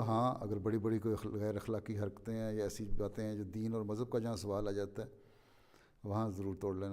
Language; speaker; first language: Urdu; native; Urdu